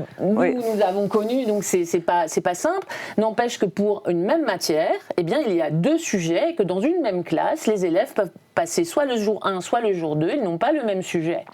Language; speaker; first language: French; native; French